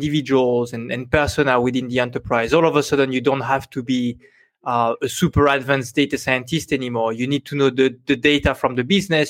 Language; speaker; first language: English; non-native, fluent; French